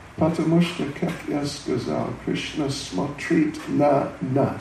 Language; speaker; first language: Russian; non-native, learner; English